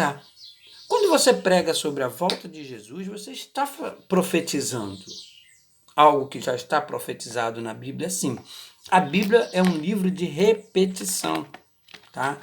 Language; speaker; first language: Portuguese; native; Portuguese